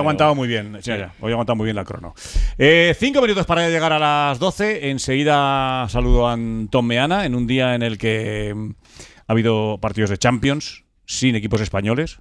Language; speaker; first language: Spanish; native; Spanish